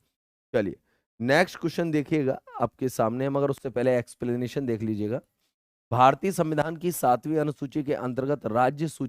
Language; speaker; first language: Hindi; native; Hindi